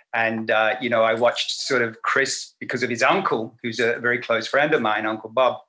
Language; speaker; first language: English; native; English